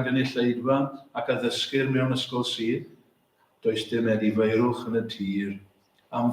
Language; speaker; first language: Welsh; native; Welsh